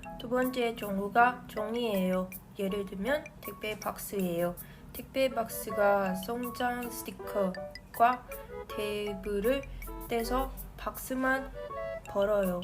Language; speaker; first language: Korean; non-native, learner; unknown